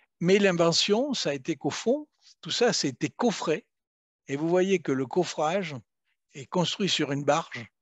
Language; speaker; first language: French; native; French